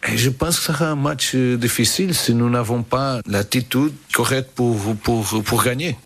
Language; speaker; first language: French; non-native, fluent; Portuguese